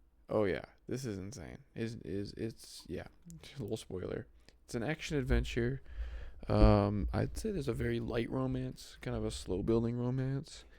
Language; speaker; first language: English; native; English